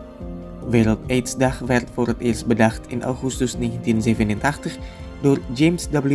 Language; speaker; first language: Dutch; non-native, fluent; Indonesian